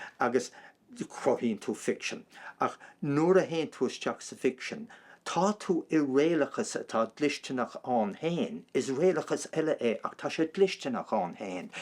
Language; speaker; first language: Irish; non-native, local second language; English